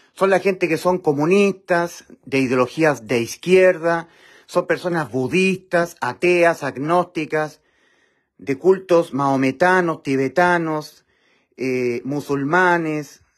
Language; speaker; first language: Spanish; native; Spanish